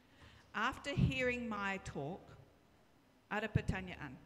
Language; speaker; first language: Indonesian; non-native, learner; English